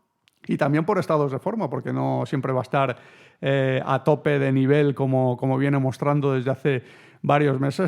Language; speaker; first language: Spanish; native; Spanish